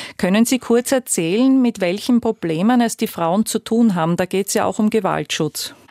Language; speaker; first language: German; native; German